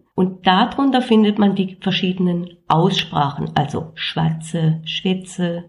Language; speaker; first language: German; native; German